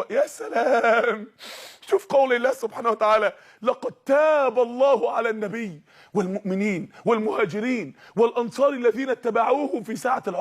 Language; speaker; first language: Arabic; native; Arabic